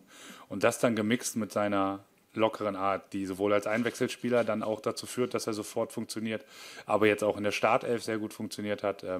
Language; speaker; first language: German; native; German